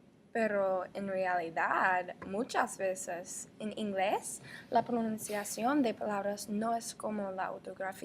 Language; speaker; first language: Spanish; non-native, learner; English